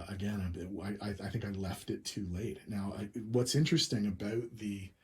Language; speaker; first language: English; native; English